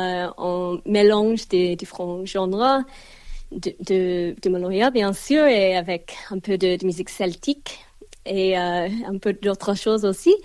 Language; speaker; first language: French; non-native, learner; English